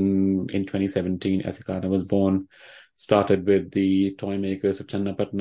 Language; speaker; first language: English; non-native, local second language; Hindi